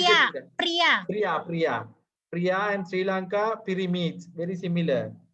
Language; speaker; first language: English; non-native, fluent; Sinhala